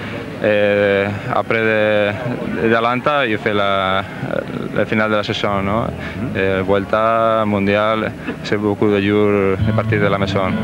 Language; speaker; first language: French; non-native, learner; Spanish